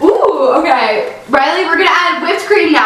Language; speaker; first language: English; native; English